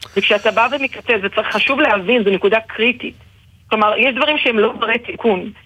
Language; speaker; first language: Hebrew; non-native, local second language; Arabic